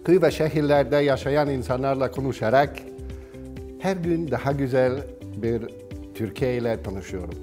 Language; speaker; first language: Turkish; non-native, learner; Polish